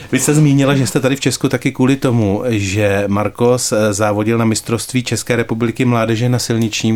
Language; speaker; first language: Czech; native; Czech